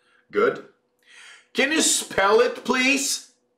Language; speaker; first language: English; non-native, fluent; Portuguese